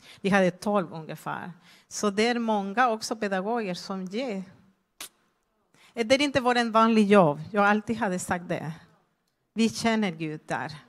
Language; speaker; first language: Swedish; non-native, fluent; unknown